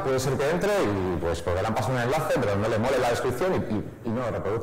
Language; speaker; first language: Spanish; native; Spanish